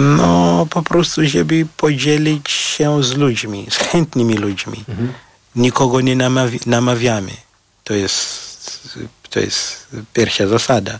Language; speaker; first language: Polish; non-native, learner; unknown